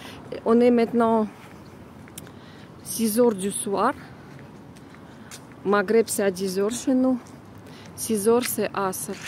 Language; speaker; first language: French; non-native, fluent; Russian